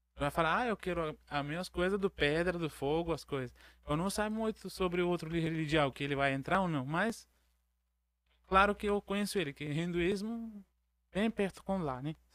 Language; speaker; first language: Portuguese; non-native, learner; Arabic